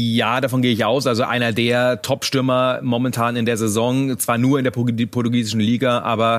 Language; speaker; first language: German; native; German